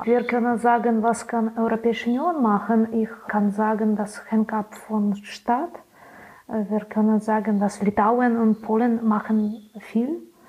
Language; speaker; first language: German; non-native, learner; Belarusian